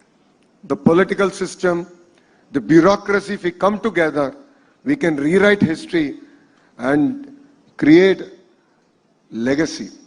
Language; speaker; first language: English; non-native, local second language; Telugu